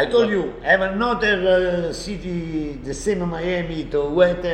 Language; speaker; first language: English; non-native, learner; Italian